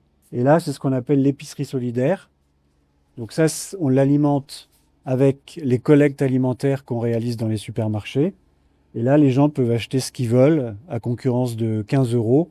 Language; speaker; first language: French; native; French